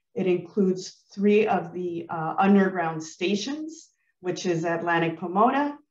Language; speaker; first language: English; early bilingual, other home language; Spanish